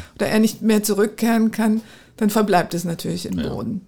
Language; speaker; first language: German; native; German